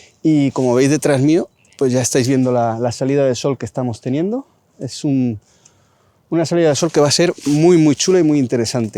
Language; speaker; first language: Spanish; native; Spanish